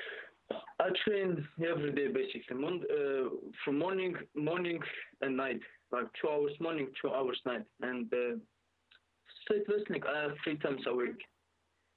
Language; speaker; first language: English; non-native, fluent; Russian